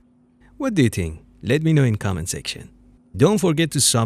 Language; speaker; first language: English; non-native, fluent; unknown